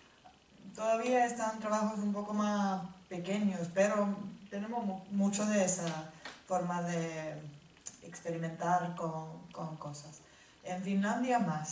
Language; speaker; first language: Spanish; non-native, fluent; Finnish